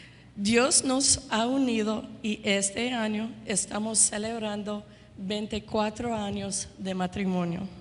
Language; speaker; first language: Spanish; non-native, fluent; English